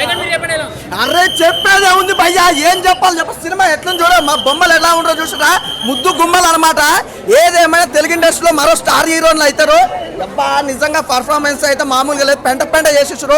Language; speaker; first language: Telugu; native; Telugu